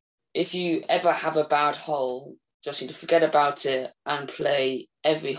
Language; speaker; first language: English; native; English